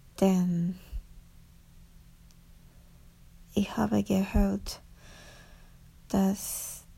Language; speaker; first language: German; non-native, learner; Japanese